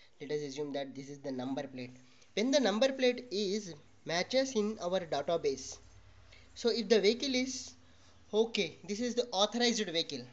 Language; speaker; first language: English; non-native, local second language; Telugu